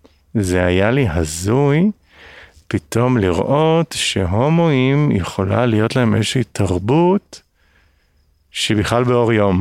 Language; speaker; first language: Hebrew; native; Hebrew